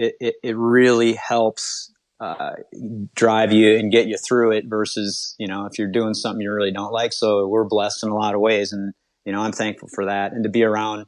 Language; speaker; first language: English; native; English